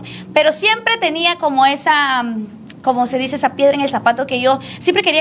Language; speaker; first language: Spanish; native; Spanish